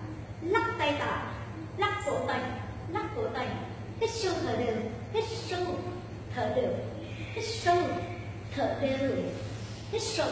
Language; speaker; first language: Vietnamese; native; Vietnamese